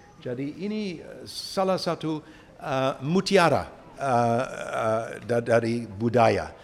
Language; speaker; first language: Malay; non-native, fluent; English